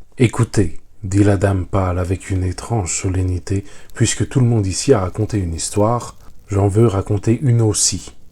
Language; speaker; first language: French; native; French